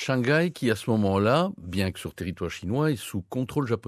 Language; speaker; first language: French; native; French